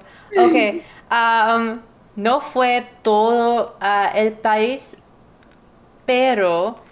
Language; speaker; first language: Spanish; non-native, learner; English